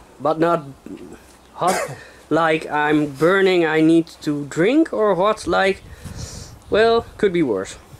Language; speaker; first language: English; non-native, fluent; Dutch